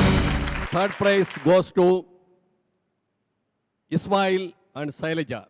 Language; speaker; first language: Telugu; native; Telugu